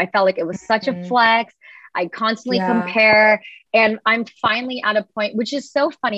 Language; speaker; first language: English; native; English